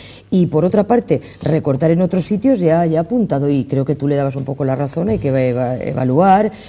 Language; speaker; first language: Spanish; native; Spanish